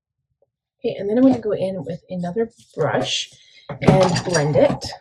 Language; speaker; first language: English; native; English